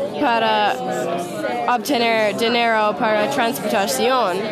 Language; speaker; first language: Spanish; non-native, learner; English